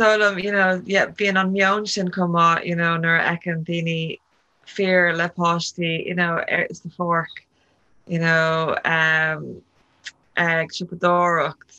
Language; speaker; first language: Irish; non-native, local second language; English